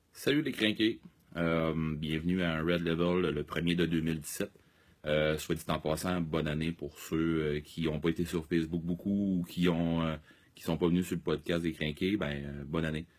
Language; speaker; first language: French; native; French